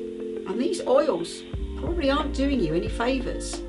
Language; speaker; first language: English; native; English